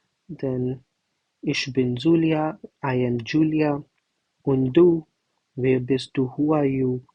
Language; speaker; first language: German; non-native, learner; Hindi